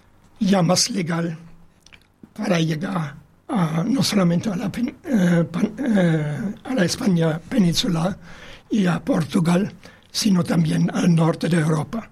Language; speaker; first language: Spanish; non-native, fluent; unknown